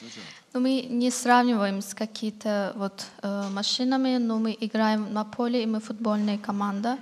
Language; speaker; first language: Russian; non-native, learner; Turkish